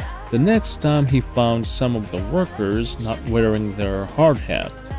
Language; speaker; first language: English; non-native, fluent; Japanese